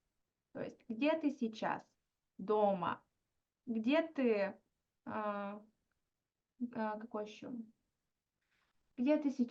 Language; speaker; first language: Russian; non-native, fluent; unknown